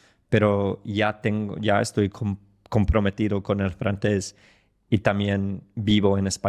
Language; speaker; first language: Spanish; non-native, fluent; English